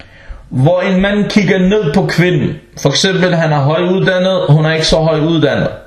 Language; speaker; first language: Danish; non-native, local second language; Arabic